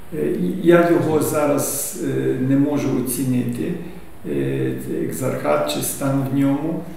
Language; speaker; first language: Ukrainian; early bilingual, heritage; Ukrainian